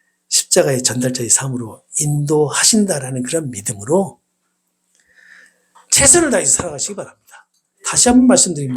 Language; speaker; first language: Korean; native; Korean